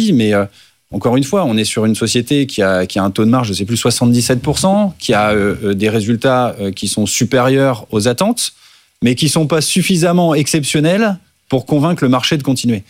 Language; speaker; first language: French; native; French